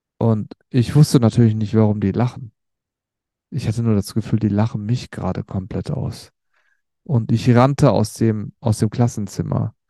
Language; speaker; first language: German; early bilingual, other home language; Turkish